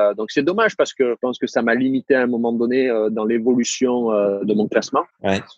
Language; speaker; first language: French; native; French